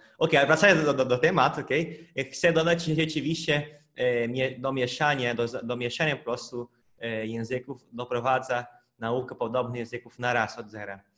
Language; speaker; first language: Polish; non-native, fluent; Portuguese